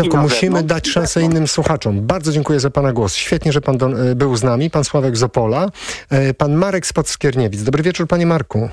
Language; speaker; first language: Polish; native; Polish